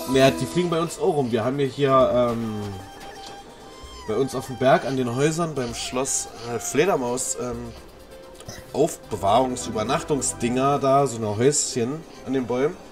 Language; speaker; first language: German; native; German